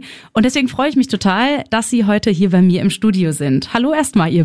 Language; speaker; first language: German; native; German